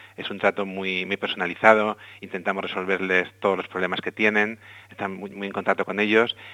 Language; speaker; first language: Spanish; native; Spanish